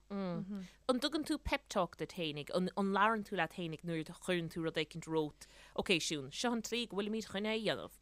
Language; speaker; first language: Irish; native; Irish